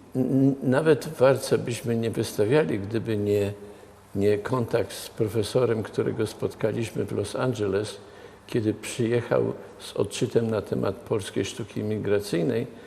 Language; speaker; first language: Polish; native; Polish